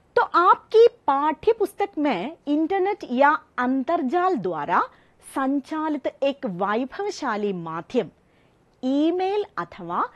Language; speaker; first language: Hindi; non-native, local second language; Malayalam